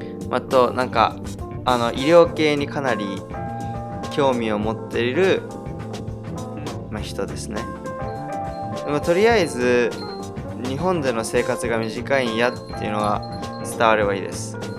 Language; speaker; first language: Japanese; early bilingual, heritage; Japanese